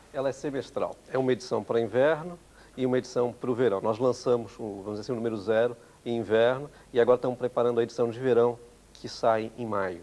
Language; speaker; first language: Portuguese; early bilingual, other home language; Italian